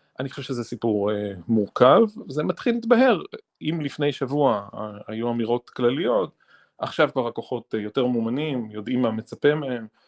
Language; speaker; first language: Hebrew; native; Hebrew